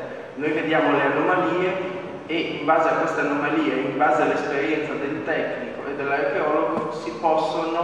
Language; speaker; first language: Italian; native; Italian